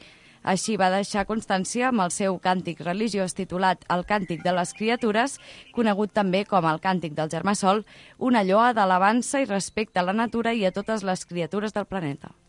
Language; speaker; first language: Catalan; native; Catalan